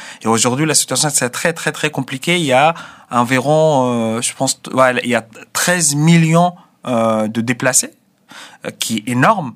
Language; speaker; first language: French; non-native, fluent; Arabic